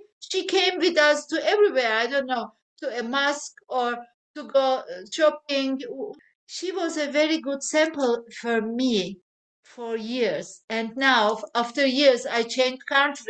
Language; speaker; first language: English; non-native, fluent; Turkish